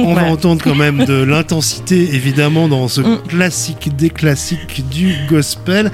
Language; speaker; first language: French; native; French